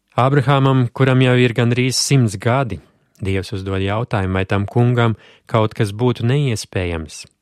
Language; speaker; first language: Latvian; native; Latvian